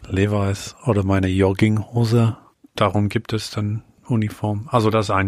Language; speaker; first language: German; non-native, fluent; English